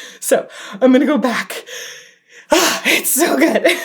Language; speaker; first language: English; native; English